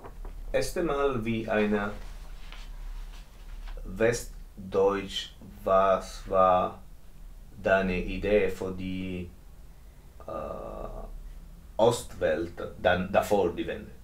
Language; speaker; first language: German; non-native, learner; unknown